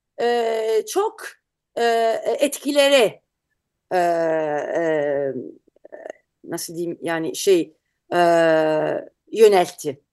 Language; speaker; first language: Turkish; non-native, learner; Italian